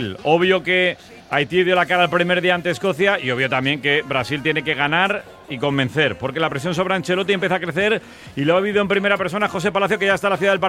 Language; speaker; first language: Spanish; native; Spanish